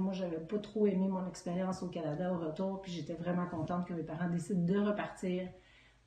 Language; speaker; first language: French; native; French